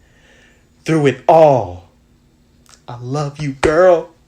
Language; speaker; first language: English; native; English